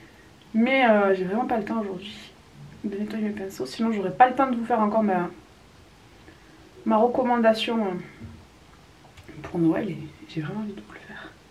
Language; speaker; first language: French; native; French